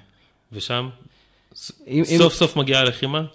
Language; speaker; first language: Hebrew; native; Hebrew